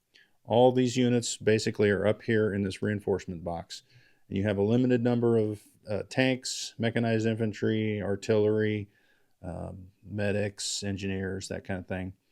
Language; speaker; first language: English; native; English